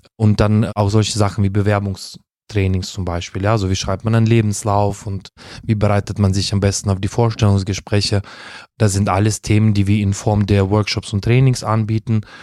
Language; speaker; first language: German; non-native, fluent; Russian